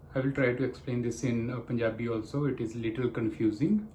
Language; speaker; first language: English; non-native, local second language; Punjabi